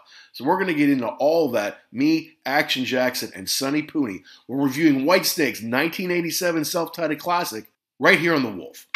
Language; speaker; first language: English; native; English